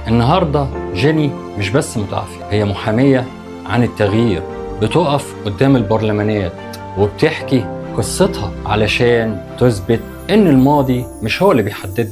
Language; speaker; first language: Arabic; native; Arabic